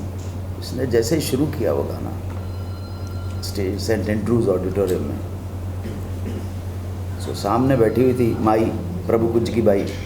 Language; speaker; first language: Hindi; native; Hindi